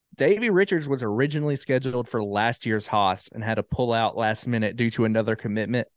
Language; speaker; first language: English; native; English